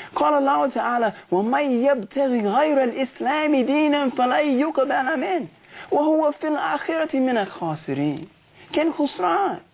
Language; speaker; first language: Arabic; non-native, learner; English